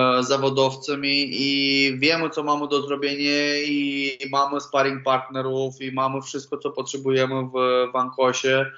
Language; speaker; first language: Polish; non-native, learner; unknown